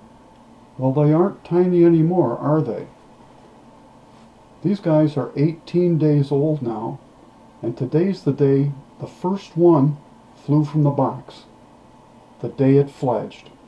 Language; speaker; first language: English; native; English